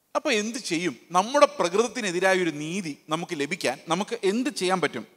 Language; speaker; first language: Malayalam; native; Malayalam